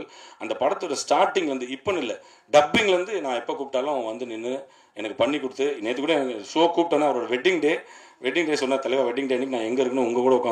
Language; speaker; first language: Tamil; native; Tamil